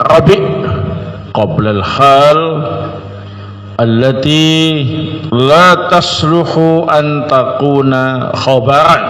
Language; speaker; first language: Arabic; non-native, fluent; Indonesian